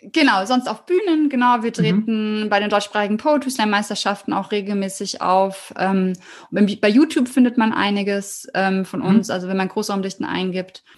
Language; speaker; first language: German; native; German